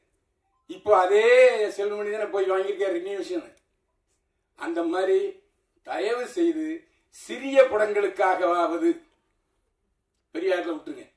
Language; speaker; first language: Tamil; native; Tamil